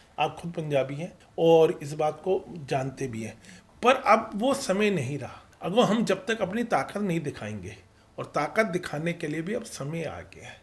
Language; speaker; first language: Hindi; non-native, local second language; Punjabi